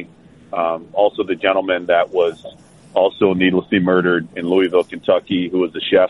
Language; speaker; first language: English; native; English